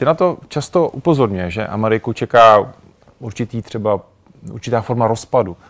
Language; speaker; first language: Czech; native; Czech